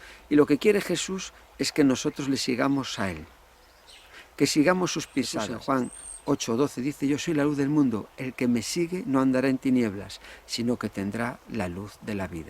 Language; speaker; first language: Spanish; native; Spanish